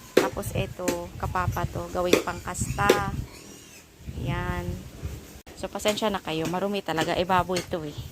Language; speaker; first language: Filipino; non-native, local second language; Cebuano